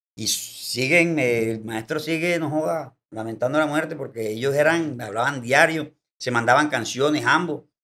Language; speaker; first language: Spanish; native; Spanish